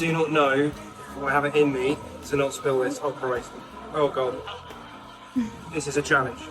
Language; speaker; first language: English; native; English